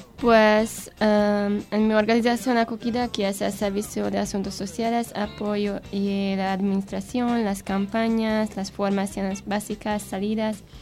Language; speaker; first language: Spanish; non-native, fluent; Hungarian